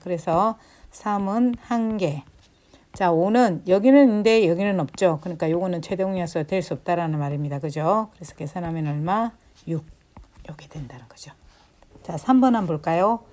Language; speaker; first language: Korean; native; Korean